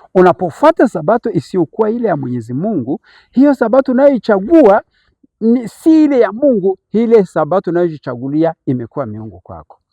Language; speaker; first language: Swahili; native; Swahili